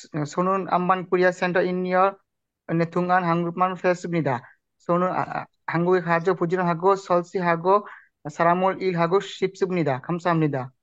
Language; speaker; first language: Korean; non-native, learner; Bangla